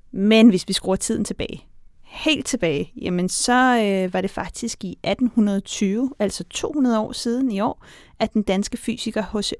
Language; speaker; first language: Danish; native; Danish